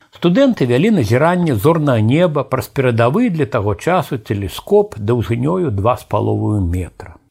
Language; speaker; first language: Belarusian; native; Belarusian